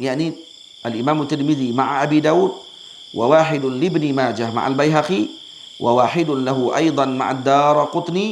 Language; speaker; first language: Arabic; non-native, fluent; Malay